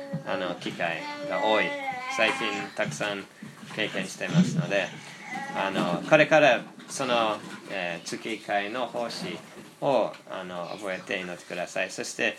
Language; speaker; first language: Japanese; non-native, fluent; English